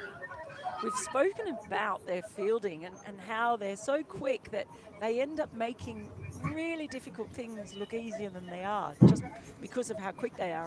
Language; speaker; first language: English; native; English